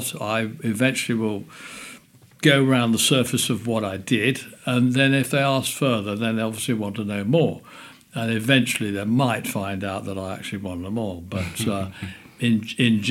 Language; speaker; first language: English; native; English